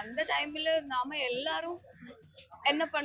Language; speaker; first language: Tamil; non-native, learner; Malayalam